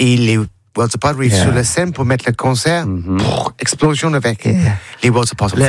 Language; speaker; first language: French; non-native, learner; English